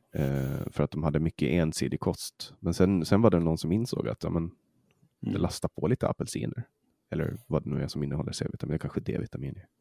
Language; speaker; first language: Swedish; native; Swedish